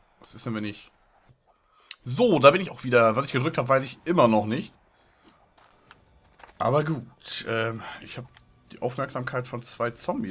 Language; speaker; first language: German; native; German